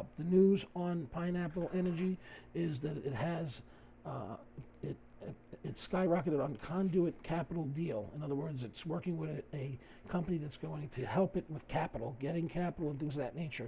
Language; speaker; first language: English; native; English